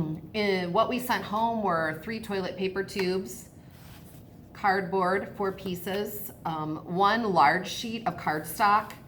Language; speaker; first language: English; native; English